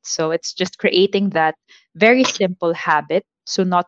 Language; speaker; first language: English; non-native, local second language; Filipino